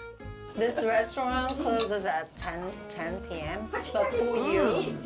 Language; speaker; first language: English; non-native, fluent; Korean